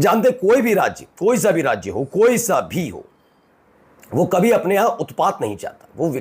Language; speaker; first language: Hindi; native; Hindi